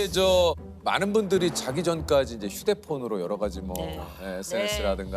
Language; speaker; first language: Korean; native; Korean